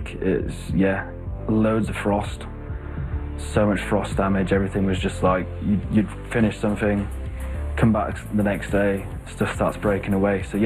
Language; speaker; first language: English; native; English